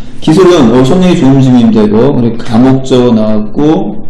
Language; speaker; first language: Korean; native; Korean